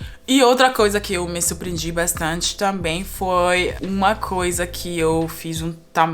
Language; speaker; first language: Portuguese; non-native, fluent; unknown